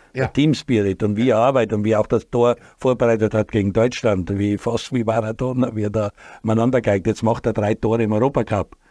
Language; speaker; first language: German; native; German